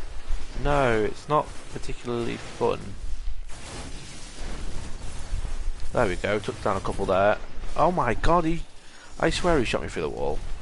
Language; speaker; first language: English; native; English